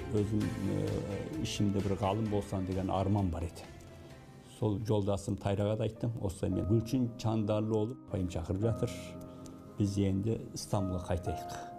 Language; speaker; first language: Kazakh; early bilingual, heritage; Kazakh